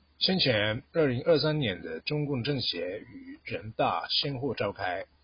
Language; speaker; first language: Chinese; non-native, fluent; Japanese